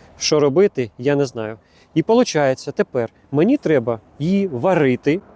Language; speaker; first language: Ukrainian; non-native, local second language; Russian